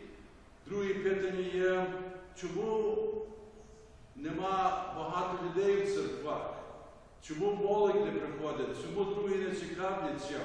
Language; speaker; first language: Ukrainian; early bilingual, heritage; Ukrainian